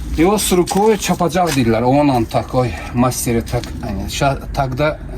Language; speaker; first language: Russian; non-native, local second language; Azerbaijani